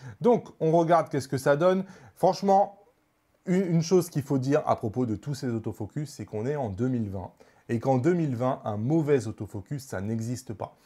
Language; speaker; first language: French; native; French